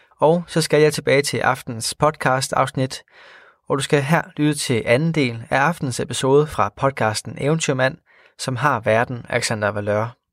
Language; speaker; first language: Danish; native; Danish